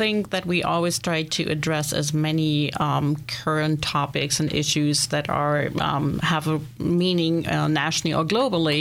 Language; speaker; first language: English; non-native, fluent; German